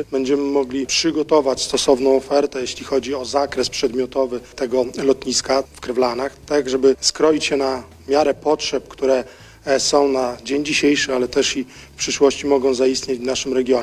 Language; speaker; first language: Polish; native; Polish